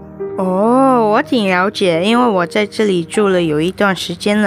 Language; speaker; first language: Chinese; non-native, learner; Indonesian